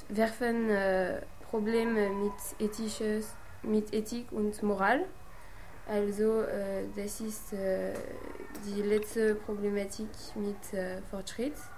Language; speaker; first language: German; non-native, learner; French